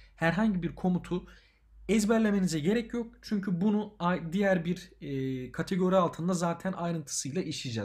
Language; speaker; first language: Turkish; native; Turkish